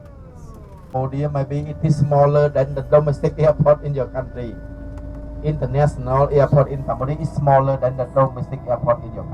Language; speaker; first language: English; non-native, learner; Khmer